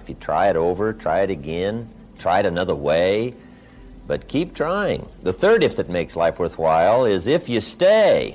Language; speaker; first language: English; native; English